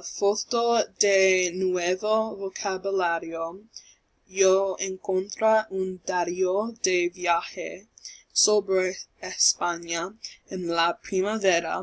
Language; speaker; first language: Spanish; non-native, learner; English